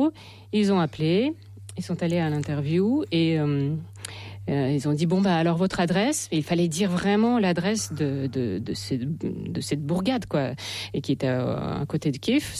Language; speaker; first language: French; non-native, fluent; Russian